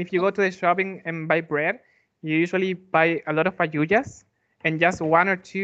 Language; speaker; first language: English; non-native, fluent; Spanish